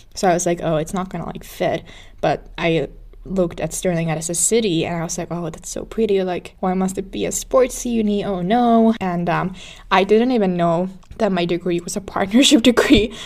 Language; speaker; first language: English; non-native, fluent; Finnish